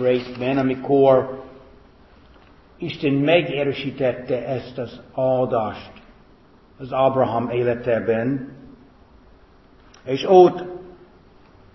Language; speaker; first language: Hungarian; non-native, fluent; English